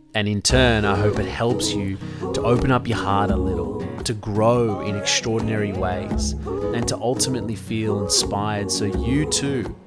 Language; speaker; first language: English; native; English